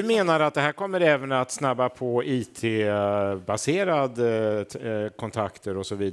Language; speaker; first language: Swedish; native; Swedish